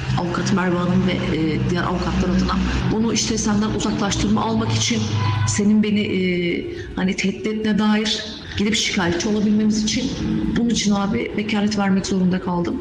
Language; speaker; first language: Turkish; native; Turkish